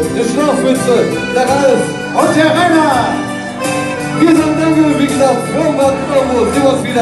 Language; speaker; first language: German; native; German